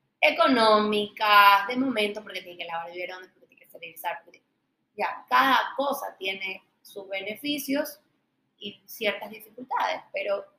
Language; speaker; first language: Spanish; native; Spanish